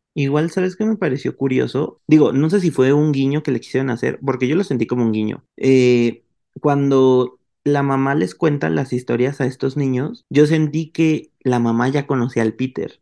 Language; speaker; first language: Spanish; native; Spanish